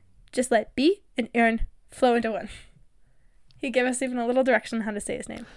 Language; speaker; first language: English; native; English